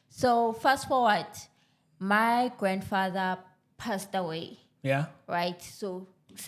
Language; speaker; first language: English; non-native, local second language; Zulu